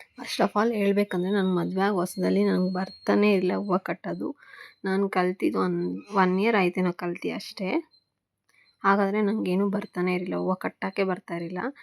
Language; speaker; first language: Kannada; non-native, local second language; Telugu